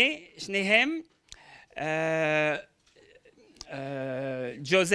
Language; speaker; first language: Hebrew; non-native, fluent; French